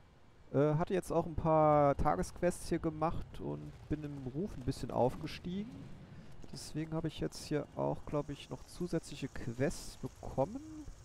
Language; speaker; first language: German; native; German